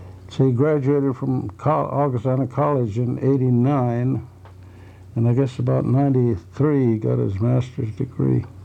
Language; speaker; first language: English; native; English